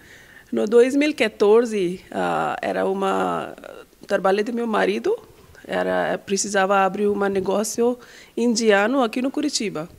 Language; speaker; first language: Portuguese; non-native, learner; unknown